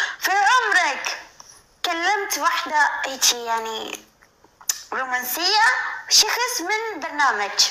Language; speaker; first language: Arabic; non-native, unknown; Turkish